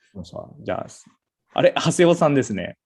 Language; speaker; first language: Japanese; native; Japanese